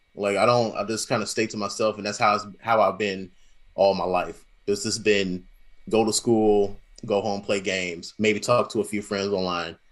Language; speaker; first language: English; native; English